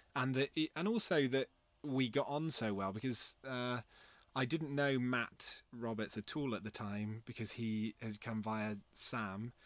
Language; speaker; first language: English; native; English